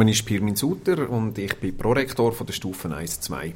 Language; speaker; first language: German; native; German